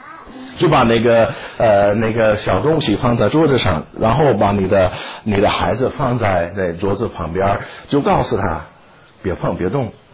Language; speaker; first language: Chinese; non-native, fluent; English